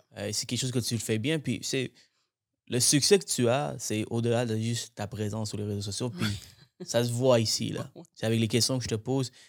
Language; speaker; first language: French; native; French